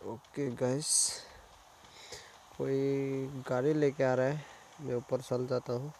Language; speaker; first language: Hindi; non-native, local second language; Assamese